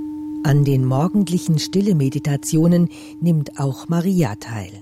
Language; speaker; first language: German; native; German